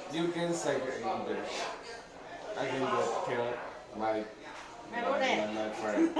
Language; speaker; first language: English; non-native, learner; Chinese